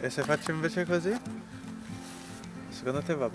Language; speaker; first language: Italian; native; Italian